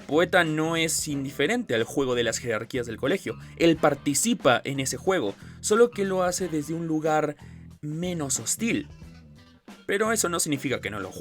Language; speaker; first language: Spanish; native; Spanish